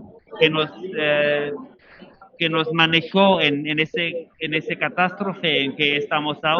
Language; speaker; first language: Spanish; non-native, fluent; German